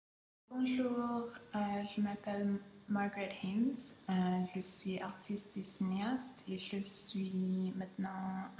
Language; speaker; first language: French; non-native, local second language; English